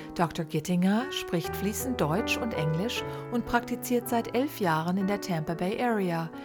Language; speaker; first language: German; native; German